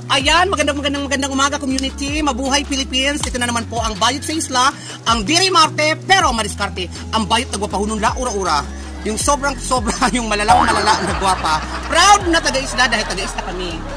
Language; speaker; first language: Filipino; non-native, local second language; Bikol